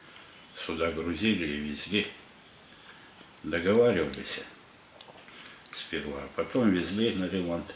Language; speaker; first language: Russian; native; Russian